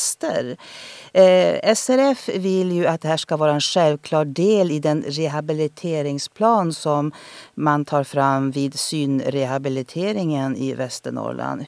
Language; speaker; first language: Swedish; native; Swedish